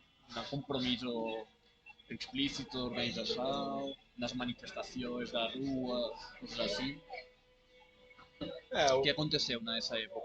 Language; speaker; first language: Portuguese; non-native, learner; Catalan